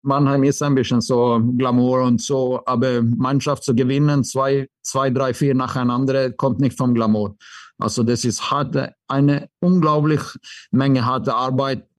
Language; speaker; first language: German; non-native, fluent; Swedish